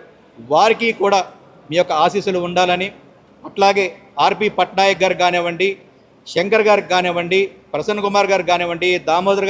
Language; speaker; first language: Telugu; native; Telugu